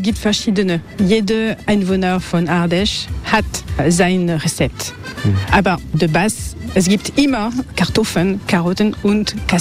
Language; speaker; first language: German; non-native, learner; French